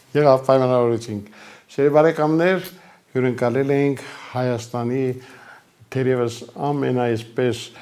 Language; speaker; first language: Armenian; native; Armenian